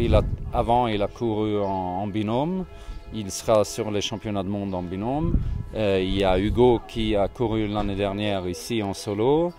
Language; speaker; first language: French; non-native, fluent; Swedish